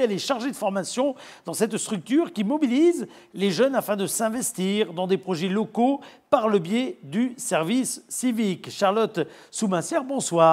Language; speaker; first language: French; native; French